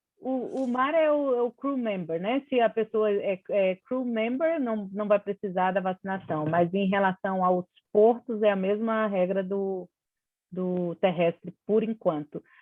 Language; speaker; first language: Portuguese; native; Portuguese